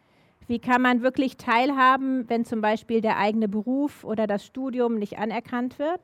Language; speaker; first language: German; native; German